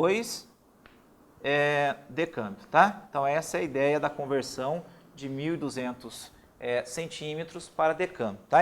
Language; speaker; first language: Portuguese; native; Portuguese